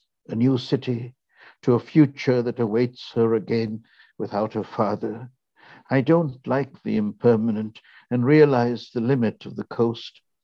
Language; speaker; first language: English; non-native, local second language; Tamil